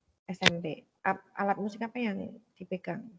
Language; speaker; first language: Indonesian; native; Indonesian